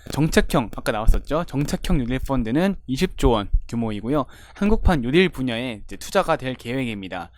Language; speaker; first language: Korean; native; Korean